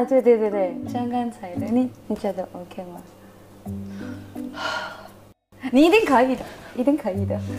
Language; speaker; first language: Chinese; non-native, fluent; Malay